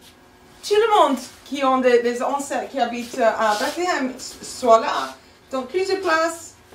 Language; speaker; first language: French; non-native, fluent; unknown